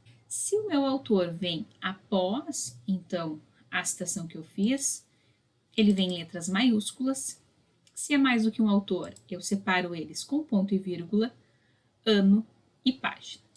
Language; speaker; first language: Portuguese; native; Portuguese